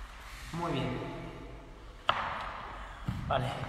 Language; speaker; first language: Spanish; non-native, fluent; Italian